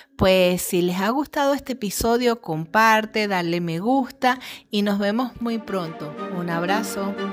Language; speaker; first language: Spanish; native; Spanish